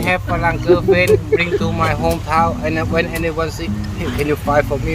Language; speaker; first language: English; non-native, learner; Thai